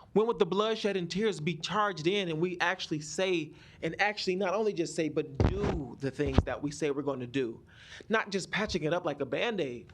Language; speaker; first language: English; native; English